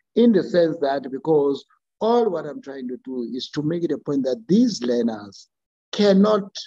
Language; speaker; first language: English; non-native, local second language; Xhosa